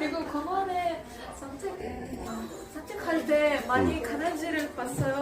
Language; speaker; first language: Korean; non-native, learner; Russian